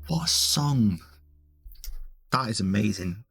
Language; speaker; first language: English; native; English